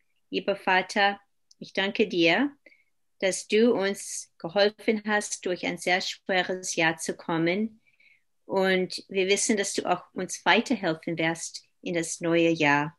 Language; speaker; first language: German; early bilingual, heritage; German